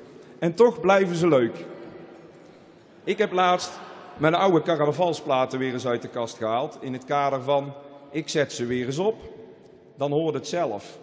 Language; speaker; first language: Dutch; native; Dutch